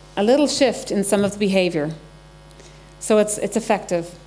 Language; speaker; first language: English; native; English